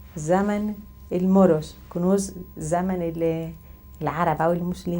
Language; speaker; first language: Arabic; non-native, fluent; Spanish